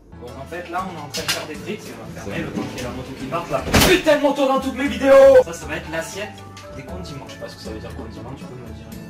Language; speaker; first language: French; native; French